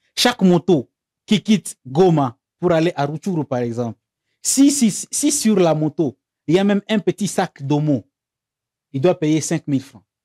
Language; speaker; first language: French; non-native, local second language; Swahili